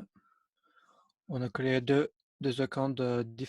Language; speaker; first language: French; non-native, learner; Turkish